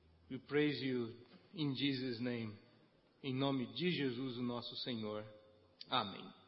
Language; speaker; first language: Portuguese; native; Portuguese